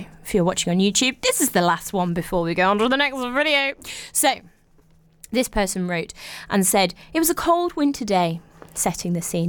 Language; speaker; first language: English; native; English